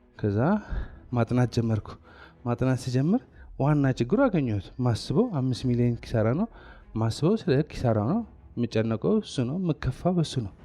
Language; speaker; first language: Amharic; non-native, local second language; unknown